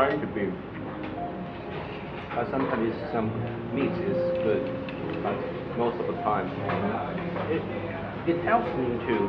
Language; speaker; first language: English; non-native, learner; Chinese